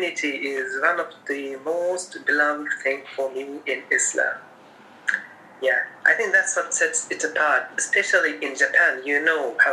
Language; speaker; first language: English; non-native, local second language; Japanese